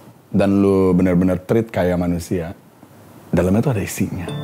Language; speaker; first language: Indonesian; native; Indonesian